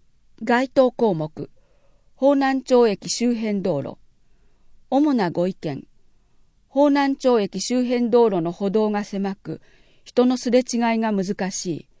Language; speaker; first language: Japanese; native; Japanese